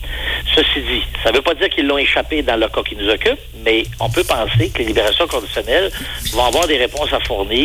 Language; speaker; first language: French; native; French